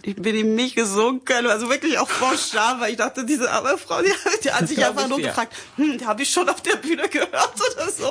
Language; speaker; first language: German; non-native, fluent; French